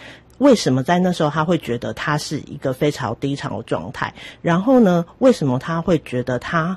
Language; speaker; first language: Chinese; native; Chinese